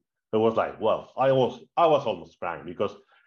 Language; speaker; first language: English; non-native, fluent; Spanish